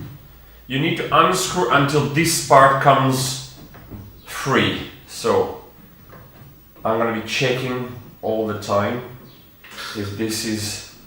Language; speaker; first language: English; non-native, fluent; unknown